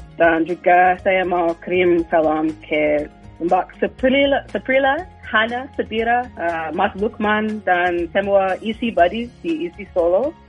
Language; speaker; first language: Indonesian; non-native, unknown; English